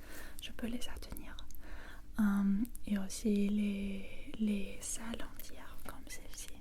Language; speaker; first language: French; non-native, fluent; English